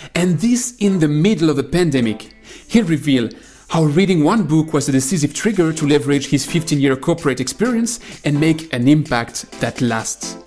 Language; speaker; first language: English; non-native, fluent; French